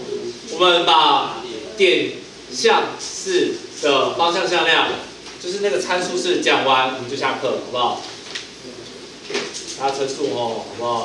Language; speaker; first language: Chinese; native; Chinese